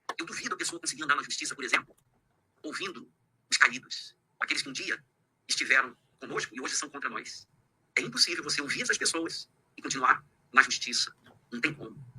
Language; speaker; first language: Portuguese; native; Portuguese